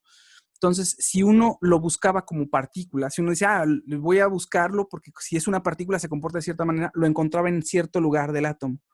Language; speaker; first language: Spanish; native; Spanish